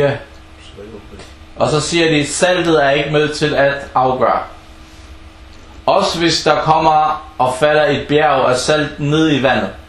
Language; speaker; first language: Danish; early bilingual, other home language; Arabic